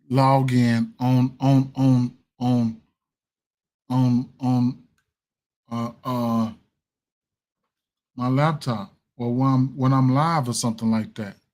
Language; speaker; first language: English; native; English